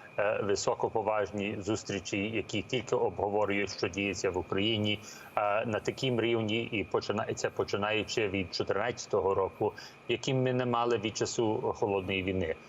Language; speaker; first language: Ukrainian; early bilingual, heritage; Ukrainian